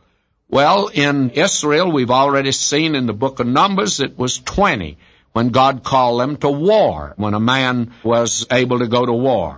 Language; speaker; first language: English; native; English